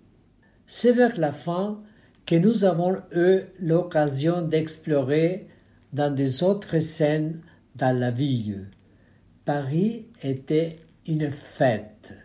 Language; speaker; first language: French; non-native, fluent; Spanish